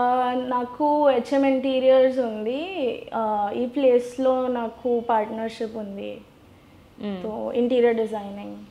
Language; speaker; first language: Telugu; non-native, local second language; Gujarati